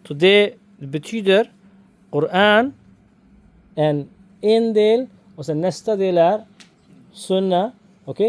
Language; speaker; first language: Swedish; non-native, fluent; Urdu